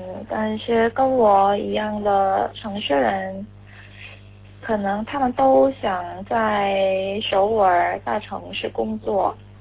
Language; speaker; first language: Chinese; non-native, learner; Korean